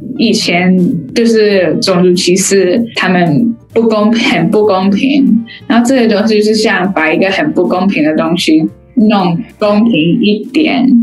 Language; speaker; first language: Chinese; early bilingual, heritage; Chinese